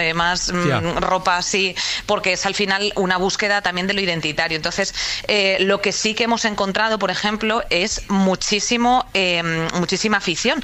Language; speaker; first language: Spanish; native; Spanish